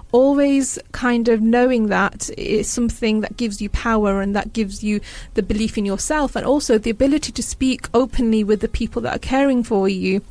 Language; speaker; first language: English; early bilingual, other home language; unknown